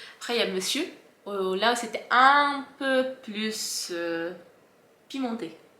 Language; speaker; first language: French; early bilingual, other home language; Arabic